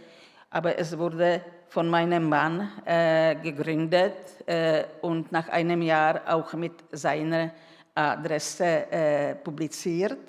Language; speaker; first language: German; non-native, fluent; Czech